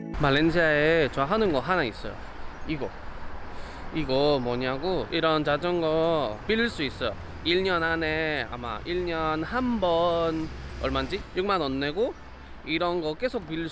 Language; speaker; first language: Korean; non-native, learner; Spanish